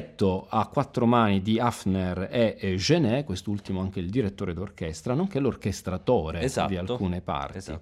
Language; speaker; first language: Italian; native; Italian